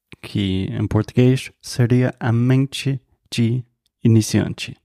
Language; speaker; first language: Portuguese; non-native, fluent; English